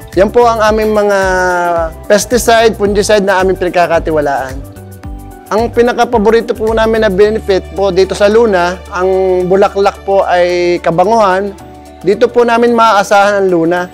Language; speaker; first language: Filipino; native; Filipino